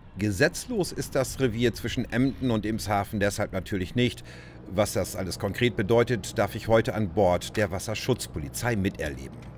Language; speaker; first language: German; native; German